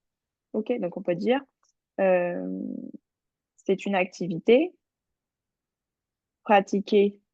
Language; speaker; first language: French; native; French